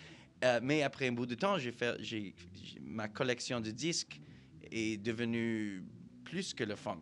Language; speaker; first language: French; non-native, fluent; English